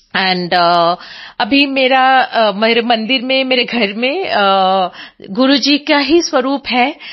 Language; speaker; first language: Hindi; non-native, local second language; Bangla